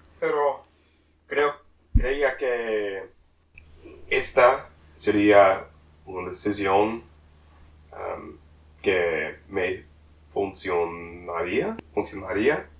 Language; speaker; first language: Spanish; non-native, learner; English